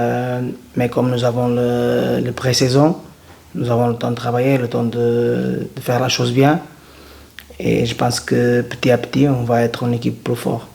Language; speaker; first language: French; non-native, learner; Portuguese